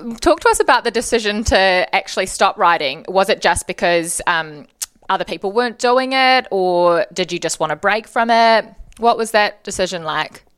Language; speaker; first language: English; native; English